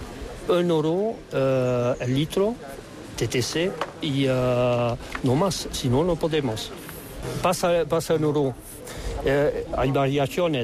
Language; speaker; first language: Spanish; non-native, learner; French